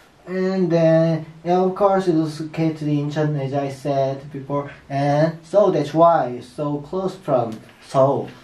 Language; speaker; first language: English; non-native, learner; Korean